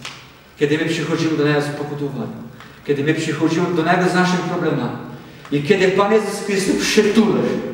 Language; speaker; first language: Polish; non-native, learner; Portuguese